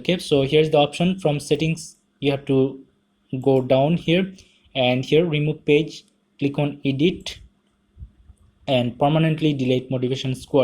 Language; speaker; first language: English; non-native, fluent; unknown